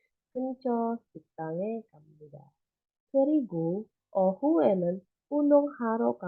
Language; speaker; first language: Korean; non-native, fluent; Indonesian